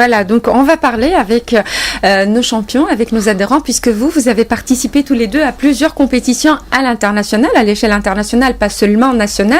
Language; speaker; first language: French; non-native, local second language; Arabic